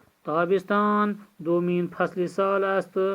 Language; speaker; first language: Persian; non-native, fluent; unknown